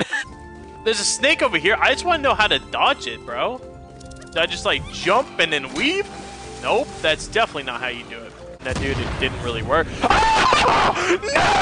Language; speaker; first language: English; native; English